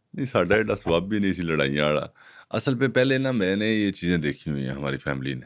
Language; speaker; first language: Urdu; non-native, local second language; Punjabi